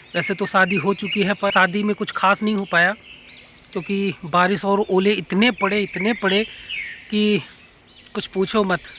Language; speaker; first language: Hindi; native; Hindi